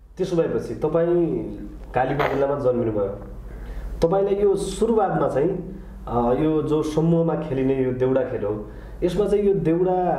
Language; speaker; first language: Nepali; native; Nepali